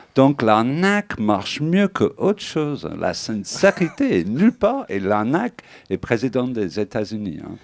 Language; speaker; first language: French; non-native, fluent; English